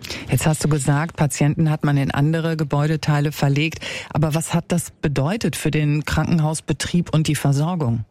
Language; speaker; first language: German; native; German